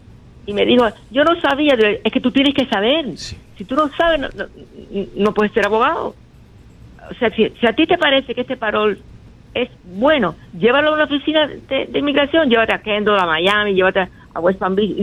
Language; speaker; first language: Spanish; native; Spanish